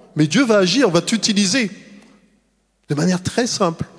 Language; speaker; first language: French; native; French